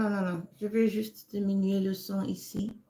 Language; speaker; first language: French; non-native, fluent; English